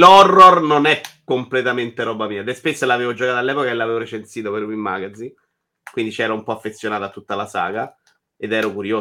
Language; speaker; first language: Italian; native; Italian